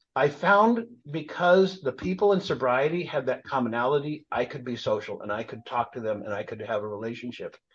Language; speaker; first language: English; native; English